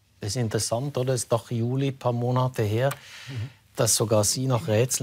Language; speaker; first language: German; native; German